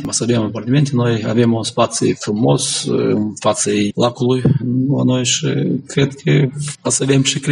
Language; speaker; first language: Romanian; non-native, local second language; Gagauz